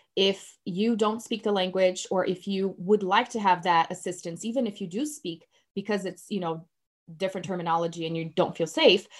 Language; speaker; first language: English; non-native, fluent; Portuguese